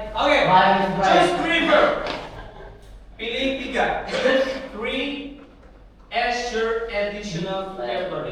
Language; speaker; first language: English; non-native, fluent; Indonesian